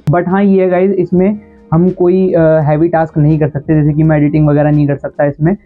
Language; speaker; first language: Hindi; native; Hindi